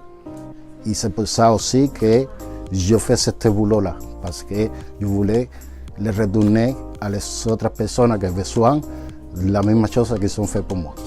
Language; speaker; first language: French; non-native, fluent; Spanish